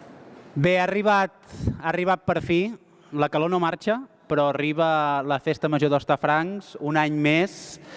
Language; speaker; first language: Catalan; native; Catalan